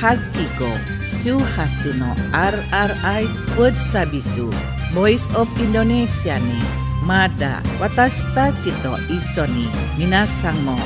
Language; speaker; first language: Japanese; non-native, fluent; Indonesian